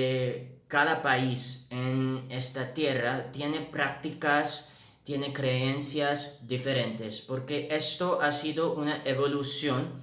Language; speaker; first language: Spanish; non-native, fluent; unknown